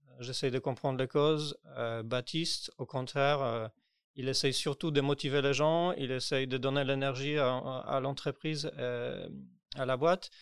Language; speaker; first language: French; non-native, fluent; Polish